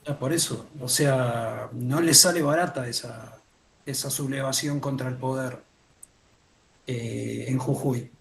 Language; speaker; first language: Spanish; native; Spanish